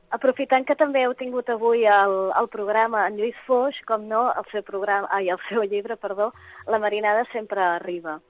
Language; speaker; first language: Catalan; native; Catalan